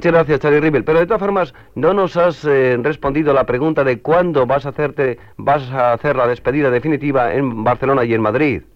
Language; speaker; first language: Spanish; native; Spanish